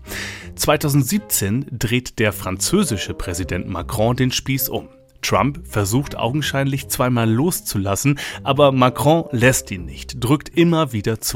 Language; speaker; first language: German; native; German